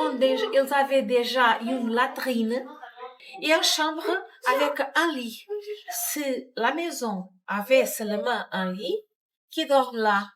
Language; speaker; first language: French; non-native, learner; Portuguese